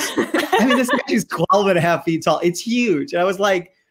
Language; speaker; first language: English; native; English